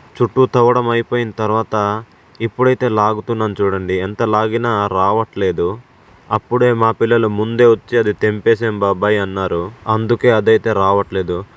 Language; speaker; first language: Telugu; non-native, local second language; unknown